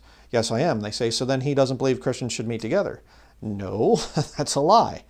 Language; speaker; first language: English; native; English